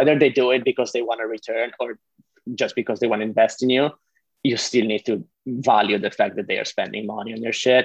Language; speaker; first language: English; non-native, fluent; Italian